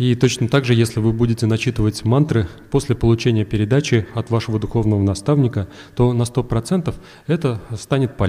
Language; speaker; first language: Russian; native; Russian